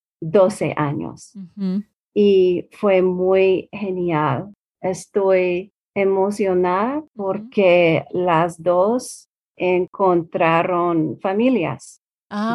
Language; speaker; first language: Spanish; non-native, learner; English